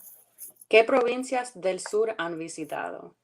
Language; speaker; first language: Spanish; early bilingual, heritage; Spanish